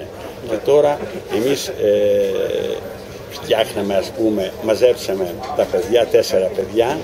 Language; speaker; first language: Greek; non-native, learner; Ukrainian